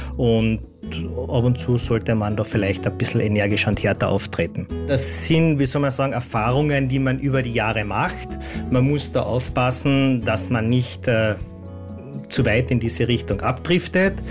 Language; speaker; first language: German; native; German